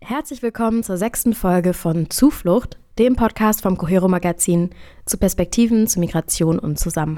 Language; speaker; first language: German; native; German